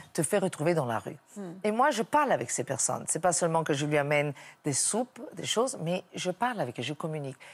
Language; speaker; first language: French; non-native, fluent; Italian